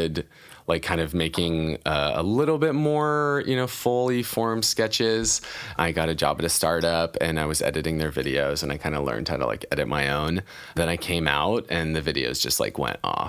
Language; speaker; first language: English; native; English